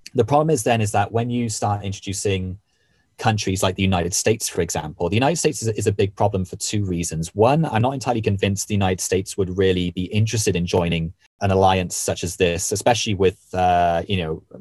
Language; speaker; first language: English; native; English